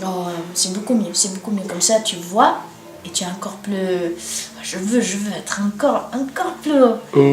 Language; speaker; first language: French; non-native, learner; Bulgarian